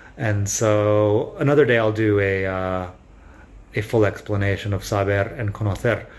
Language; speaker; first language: English; native; English